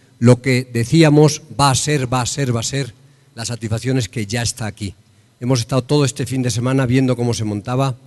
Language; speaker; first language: Spanish; native; Spanish